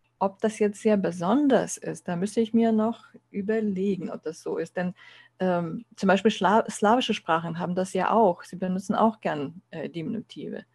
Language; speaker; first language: German; non-native, fluent; Lithuanian